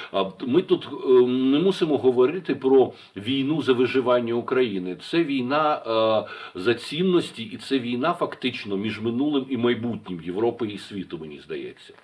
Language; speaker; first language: Ukrainian; native; Ukrainian